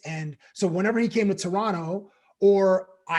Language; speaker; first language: English; native; English